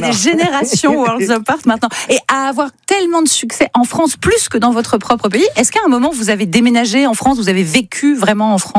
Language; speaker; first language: French; native; French